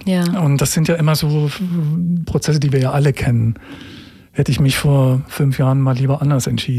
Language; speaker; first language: German; native; German